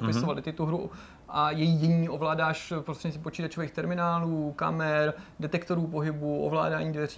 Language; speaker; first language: Czech; native; Czech